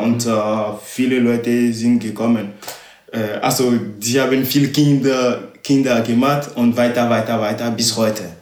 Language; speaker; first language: German; non-native, learner; Ewe